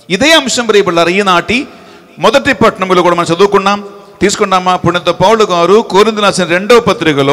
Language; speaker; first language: Telugu; non-native, local second language; Malayalam